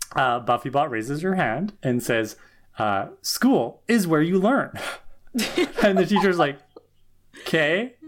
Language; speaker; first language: English; native; English